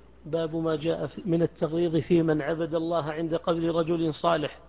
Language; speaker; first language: Arabic; native; Arabic